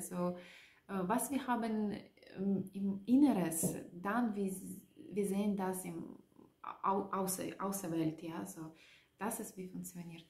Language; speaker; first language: German; non-native, learner; Russian